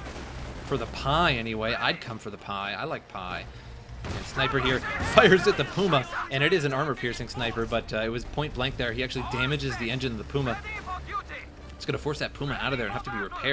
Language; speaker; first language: English; native; English